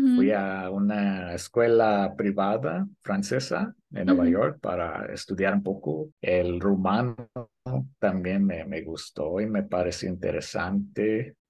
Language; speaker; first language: Spanish; early bilingual, heritage; Spanish